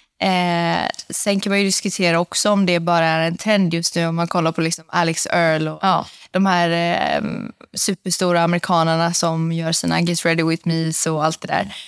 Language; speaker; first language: Swedish; native; Swedish